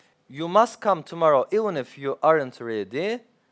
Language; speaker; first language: English; non-native, fluent; Turkish